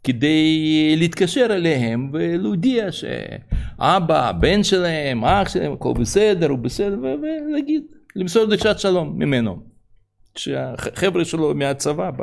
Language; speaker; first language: Hebrew; non-native, fluent; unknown